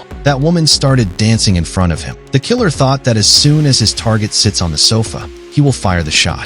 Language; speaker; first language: English; non-native, local second language; Hindi